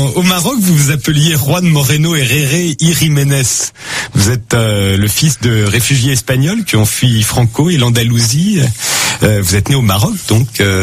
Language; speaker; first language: French; native; French